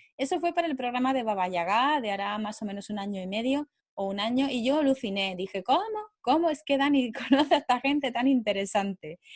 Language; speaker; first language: Spanish; native; Spanish